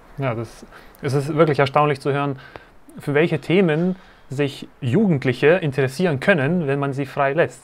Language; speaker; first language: German; native; German